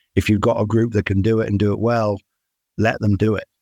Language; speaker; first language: English; native; English